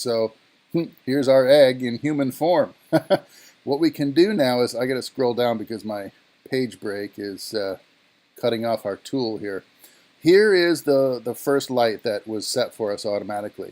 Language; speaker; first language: English; native; English